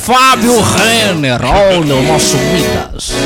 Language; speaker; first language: Portuguese; native; Portuguese